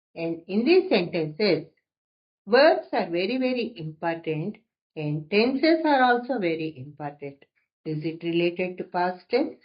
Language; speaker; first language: English; non-native, local second language; Telugu